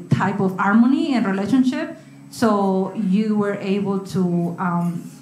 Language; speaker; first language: English; non-native, learner; Spanish